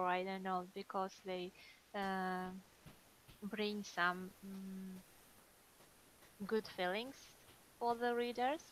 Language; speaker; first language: English; non-native, fluent; Russian